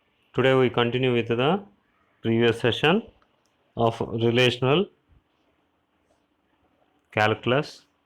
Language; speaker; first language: English; non-native, local second language; Telugu